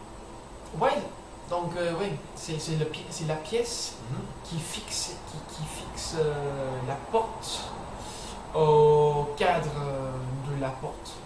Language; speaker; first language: French; non-native, learner; English